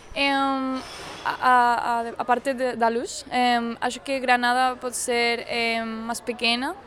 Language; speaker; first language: Portuguese; non-native, learner; Spanish